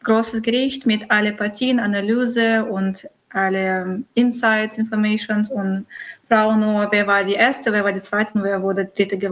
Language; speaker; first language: German; non-native, fluent; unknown